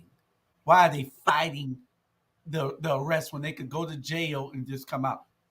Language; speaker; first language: English; native; English